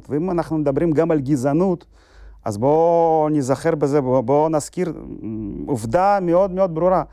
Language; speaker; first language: Hebrew; non-native, fluent; Russian